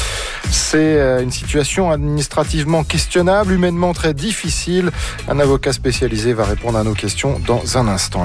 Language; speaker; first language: French; native; French